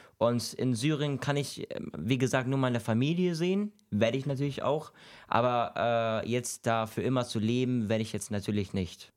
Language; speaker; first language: German; early bilingual, other home language; Kurdish